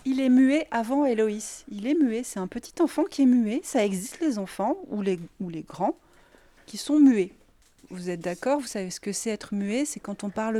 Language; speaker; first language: French; native; French